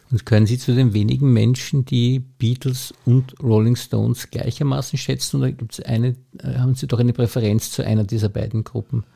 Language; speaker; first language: German; native; German